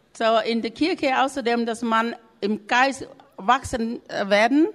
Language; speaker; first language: German; non-native, learner; Thai